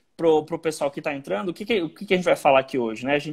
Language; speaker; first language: Portuguese; native; Portuguese